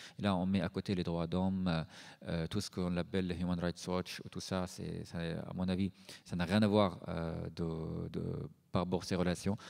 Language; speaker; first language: French; non-native, fluent; Arabic